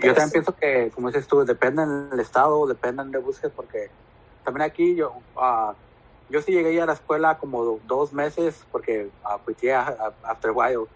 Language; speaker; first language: Spanish; native; Spanish